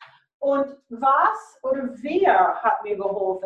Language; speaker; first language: German; non-native, fluent; English